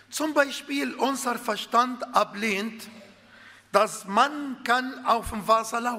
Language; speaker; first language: German; non-native, fluent; Arabic